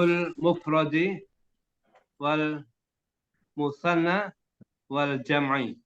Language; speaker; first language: Arabic; non-native, learner; Indonesian